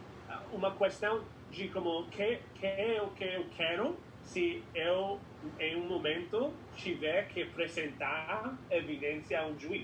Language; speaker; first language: Portuguese; non-native, fluent; English